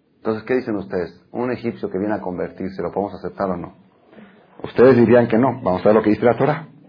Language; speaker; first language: Spanish; non-native, fluent; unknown